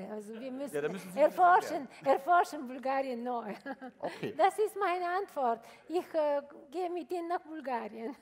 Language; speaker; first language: German; non-native, fluent; Bulgarian